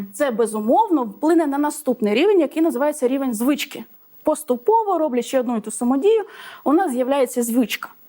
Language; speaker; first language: Ukrainian; non-native, local second language; Russian